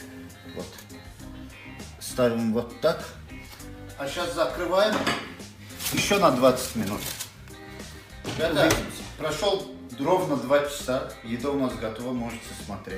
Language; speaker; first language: Russian; non-native, local second language; Azerbaijani